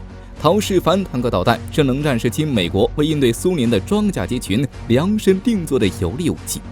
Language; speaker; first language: Chinese; native; Chinese